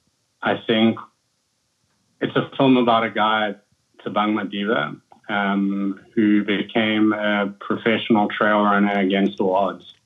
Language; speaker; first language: English; native; English